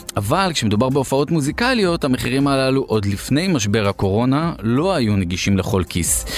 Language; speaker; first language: Hebrew; native; Hebrew